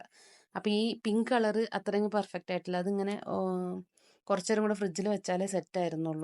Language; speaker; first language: Malayalam; native; Malayalam